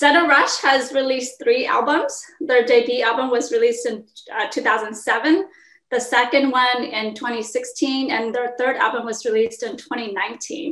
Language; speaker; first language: English; early bilingual, other home language; Hmong